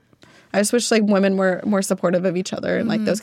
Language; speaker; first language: English; native; English